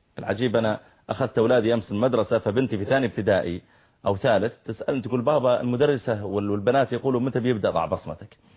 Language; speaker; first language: Arabic; native; Arabic